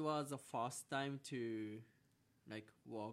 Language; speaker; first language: English; non-native, learner; Japanese